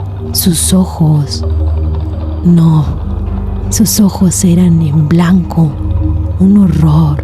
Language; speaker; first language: Spanish; native; Spanish